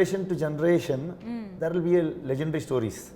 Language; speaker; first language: Telugu; non-native, learner; Kannada